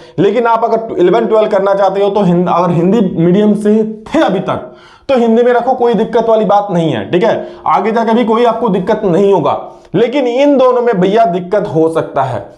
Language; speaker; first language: Hindi; native; Hindi